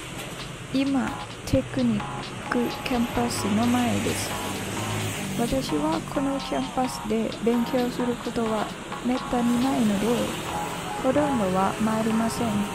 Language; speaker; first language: Japanese; non-native, learner; Thai